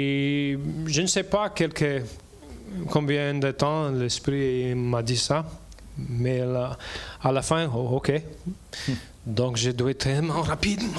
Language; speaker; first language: French; non-native, learner; English